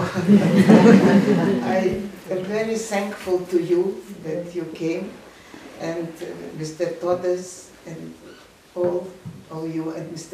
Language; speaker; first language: English; non-native, fluent; Lithuanian